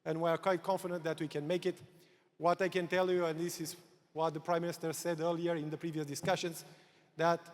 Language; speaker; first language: English; non-native, fluent; Romanian